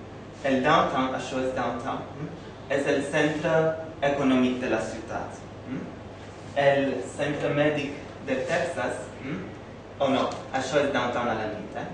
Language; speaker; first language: Catalan; non-native, fluent; English